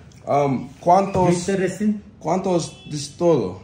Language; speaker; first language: Spanish; non-native, learner; English